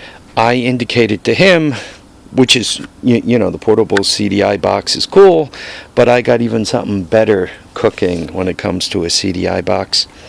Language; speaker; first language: English; native; English